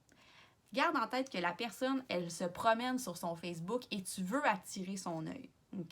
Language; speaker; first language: French; native; French